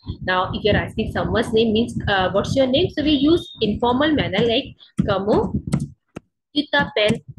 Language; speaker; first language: English; non-native, local second language; Hindi